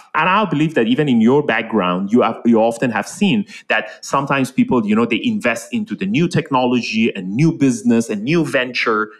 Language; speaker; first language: English; non-native, fluent; Persian